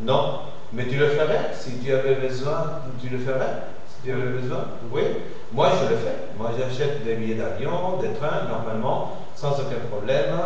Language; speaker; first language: French; non-native, fluent; Spanish